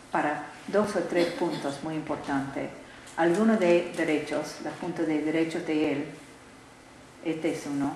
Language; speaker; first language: Spanish; non-native, learner; English